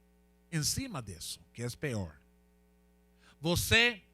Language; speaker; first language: Portuguese; non-native, learner; Spanish